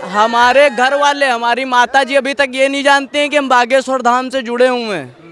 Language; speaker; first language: Hindi; native; Hindi